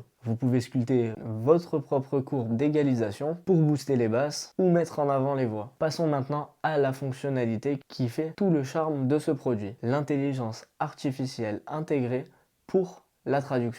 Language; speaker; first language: French; native; French